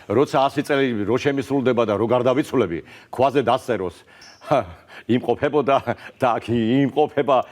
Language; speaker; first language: Georgian; native; Georgian